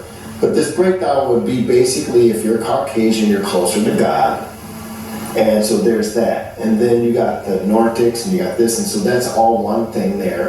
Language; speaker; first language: English; native; English